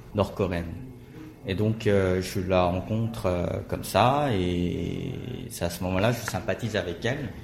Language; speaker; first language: French; non-native, fluent; Korean